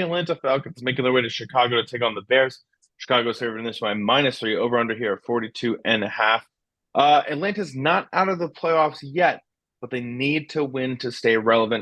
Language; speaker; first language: English; native; English